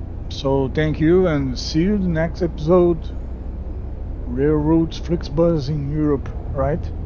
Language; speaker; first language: English; non-native, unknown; Portuguese